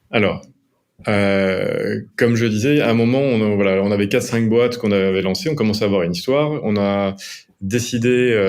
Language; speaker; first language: French; native; French